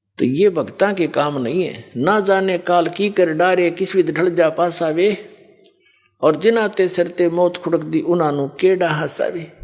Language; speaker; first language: Hindi; native; Hindi